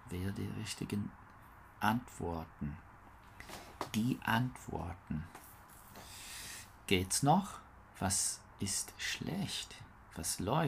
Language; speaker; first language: German; non-native, learner; English